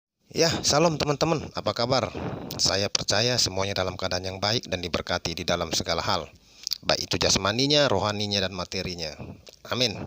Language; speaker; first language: Indonesian; native; Indonesian